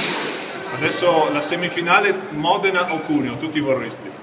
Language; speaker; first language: Italian; native; Italian